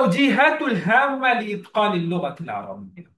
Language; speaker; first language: Arabic; non-native, fluent; Bangla